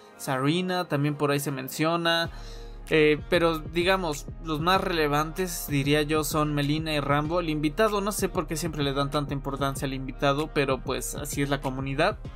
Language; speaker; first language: Spanish; native; Spanish